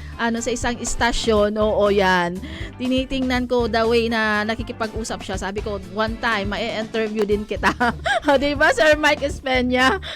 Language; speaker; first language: Filipino; non-native, local second language; Bikol